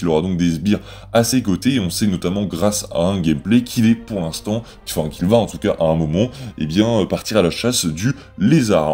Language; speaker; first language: French; native; French